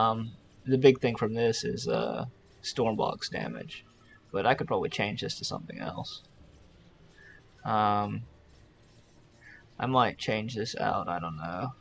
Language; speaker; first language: English; native; English